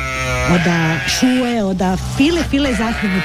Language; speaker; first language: German; non-native, learner; Croatian